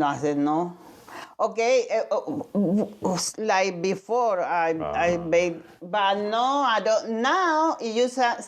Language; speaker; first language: English; non-native, learner; Spanish